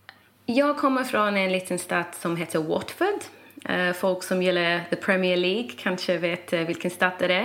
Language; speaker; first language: Swedish; non-native, fluent; English